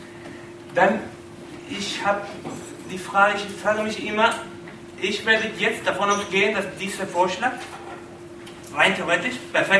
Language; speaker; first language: German; non-native, fluent; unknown